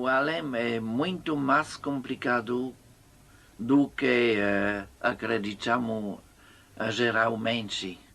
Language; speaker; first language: Portuguese; non-native, fluent; French